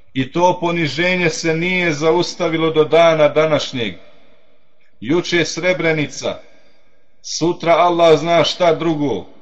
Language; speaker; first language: Bosnian; native; Bosnian